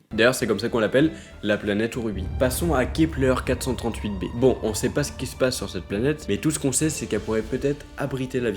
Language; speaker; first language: French; native; French